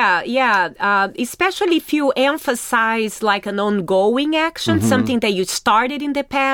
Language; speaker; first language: English; non-native, fluent; Portuguese